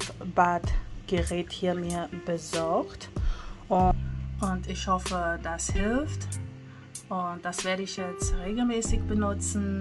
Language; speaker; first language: German; non-native, fluent; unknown